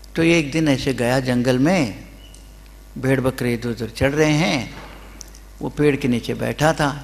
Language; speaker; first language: Hindi; non-native, local second language; Kannada